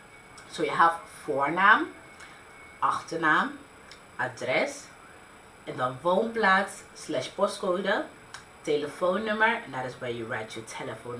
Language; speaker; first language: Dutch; early bilingual, other home language; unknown